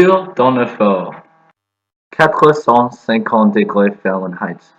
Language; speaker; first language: French; non-native, learner; English